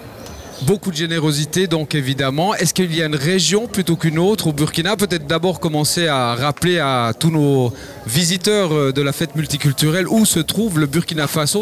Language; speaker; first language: French; native; French